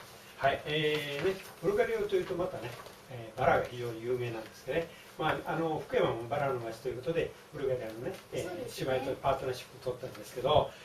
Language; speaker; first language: Japanese; native; Japanese